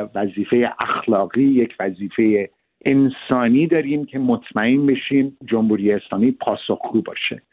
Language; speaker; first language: Persian; early bilingual, other home language; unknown